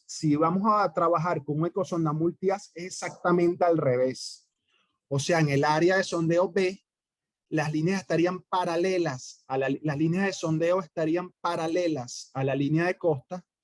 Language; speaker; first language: Spanish; native; Spanish